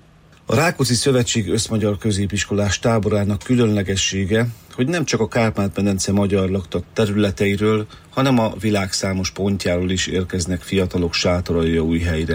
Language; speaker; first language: Hungarian; native; Hungarian